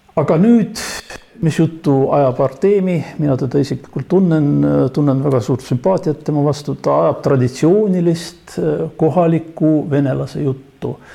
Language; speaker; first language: Estonian; non-native, local second language; Russian